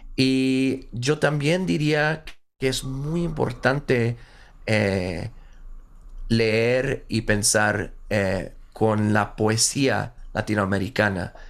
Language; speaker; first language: Spanish; early bilingual, heritage; Spanish